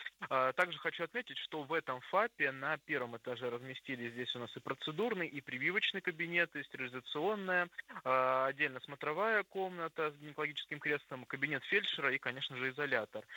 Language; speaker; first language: Russian; native; Russian